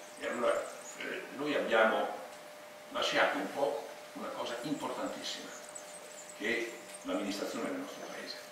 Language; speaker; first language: Italian; native; Italian